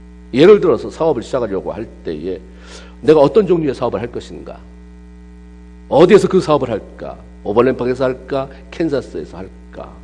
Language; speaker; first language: Korean; native; Korean